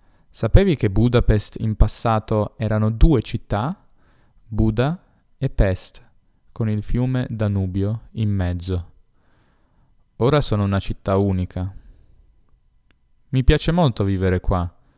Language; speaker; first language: Italian; native; Italian